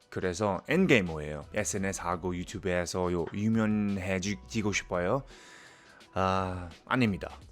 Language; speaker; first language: Korean; non-native, fluent; English